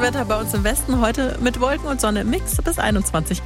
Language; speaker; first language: German; native; German